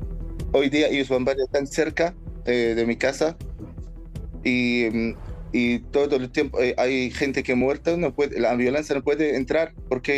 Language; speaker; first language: Spanish; non-native, learner; Arabic